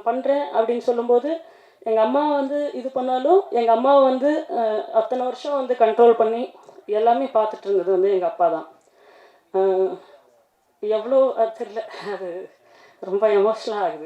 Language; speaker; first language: Tamil; native; Tamil